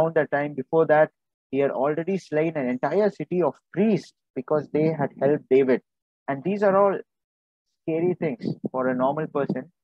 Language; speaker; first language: English; non-native, local second language; Tamil